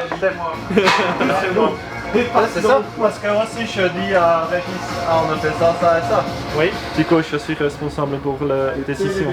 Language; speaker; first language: French; non-native, learner; German